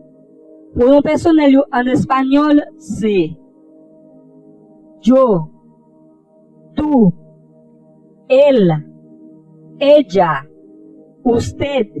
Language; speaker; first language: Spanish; non-native, fluent; Haitian Creole